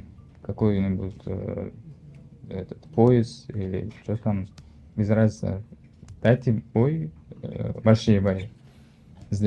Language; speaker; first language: Russian; non-native, learner; Uzbek